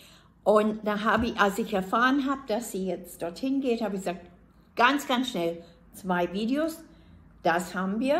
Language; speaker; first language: German; non-native, fluent; English